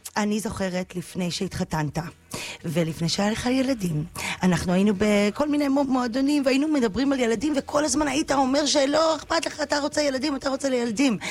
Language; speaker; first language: Hebrew; native; Hebrew